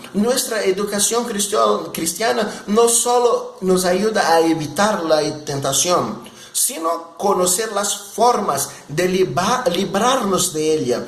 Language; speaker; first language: Spanish; non-native, fluent; Portuguese